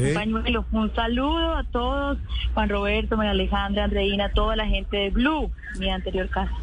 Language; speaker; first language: Spanish; native; Spanish